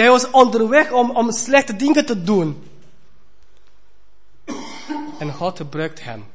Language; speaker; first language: Dutch; non-native, fluent; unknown